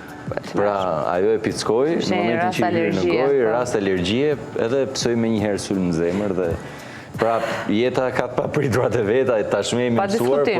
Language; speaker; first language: Albanian; native; Albanian